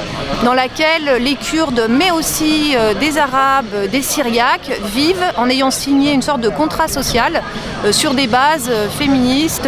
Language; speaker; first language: French; native; French